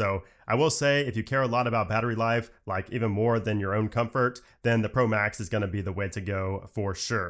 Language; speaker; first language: English; native; English